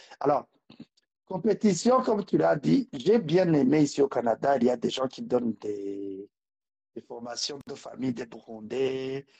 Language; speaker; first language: French; non-native, local second language; Rundi